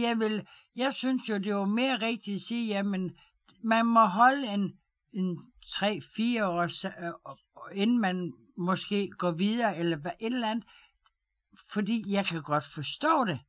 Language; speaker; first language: Danish; native; Danish